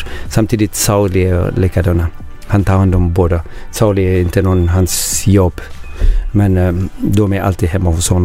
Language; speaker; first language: Swedish; non-native, learner; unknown